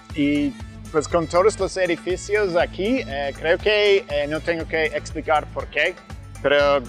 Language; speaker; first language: Spanish; non-native, fluent; English